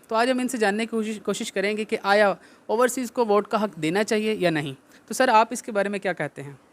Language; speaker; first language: Urdu; non-native, local second language; Punjabi